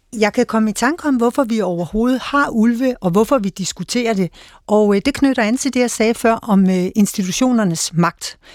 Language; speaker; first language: Danish; native; Danish